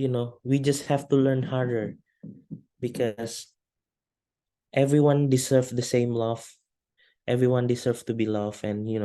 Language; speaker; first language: English; non-native, fluent; Indonesian